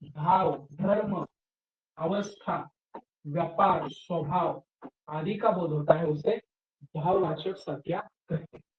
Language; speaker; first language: Hindi; non-native, local second language; Marathi